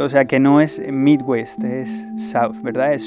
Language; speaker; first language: Spanish; native; Spanish